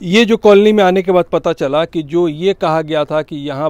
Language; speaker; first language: Hindi; native; Hindi